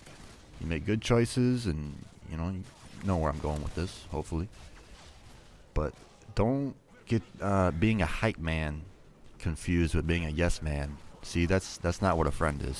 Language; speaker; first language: English; native; English